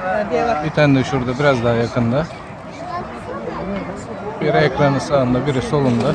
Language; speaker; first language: Turkish; native; Turkish